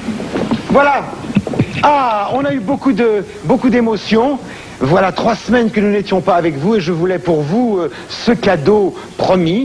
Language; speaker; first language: French; native; French